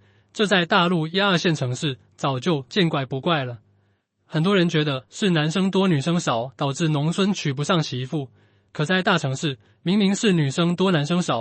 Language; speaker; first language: Chinese; native; Chinese